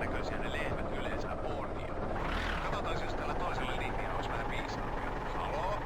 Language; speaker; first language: Finnish; native; Finnish